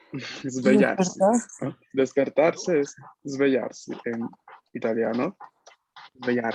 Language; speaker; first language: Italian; non-native, fluent; Spanish